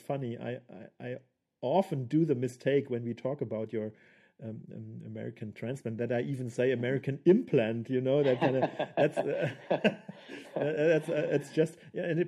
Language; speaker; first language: English; non-native, fluent; German